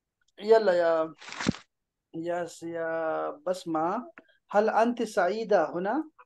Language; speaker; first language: Arabic; non-native, fluent; Urdu